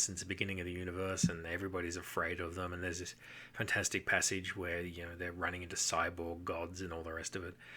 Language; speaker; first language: English; native; English